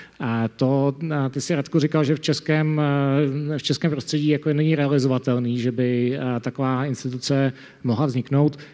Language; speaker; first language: Czech; native; Czech